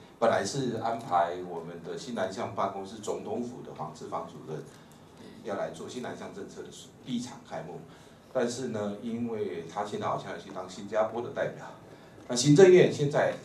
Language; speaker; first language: Chinese; native; Chinese